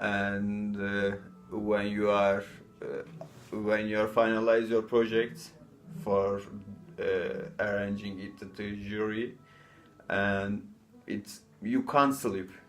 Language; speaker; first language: English; non-native, fluent; Turkish